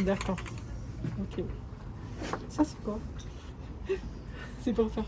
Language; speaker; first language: French; non-native, fluent; Chinese